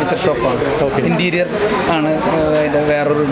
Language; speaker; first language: Malayalam; native; Malayalam